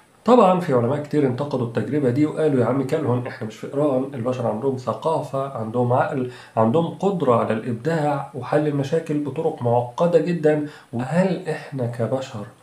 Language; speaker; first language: Arabic; native; Arabic